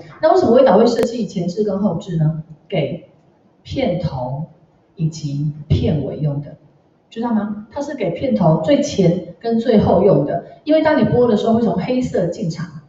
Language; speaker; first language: Chinese; native; Chinese